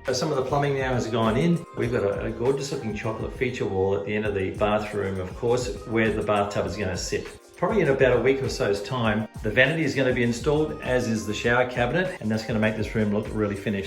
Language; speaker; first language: English; native; English